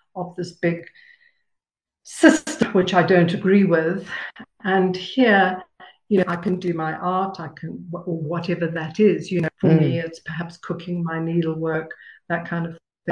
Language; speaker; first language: English; native; English